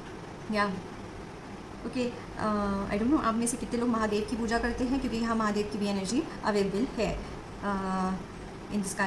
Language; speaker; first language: Hindi; native; Hindi